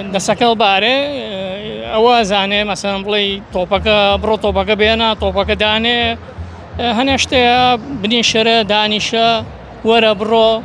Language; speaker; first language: Central Kurdish; non-native, local second language; Gurani